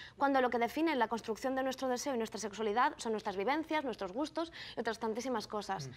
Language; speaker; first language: Spanish; native; Spanish